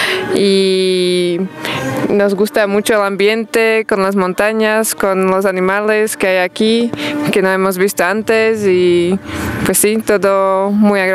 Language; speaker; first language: Spanish; non-native, fluent; Slovak